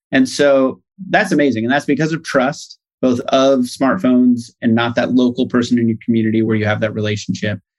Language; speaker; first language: English; native; English